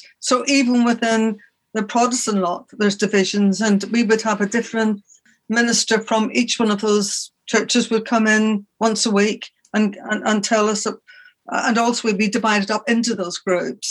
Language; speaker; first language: English; native; English